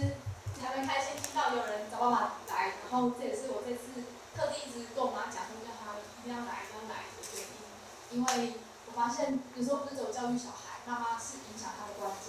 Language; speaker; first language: Chinese; native; Chinese